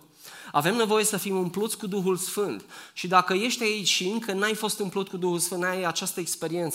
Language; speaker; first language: Romanian; native; Romanian